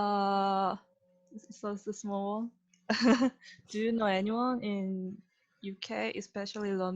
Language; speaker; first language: English; non-native, learner; Korean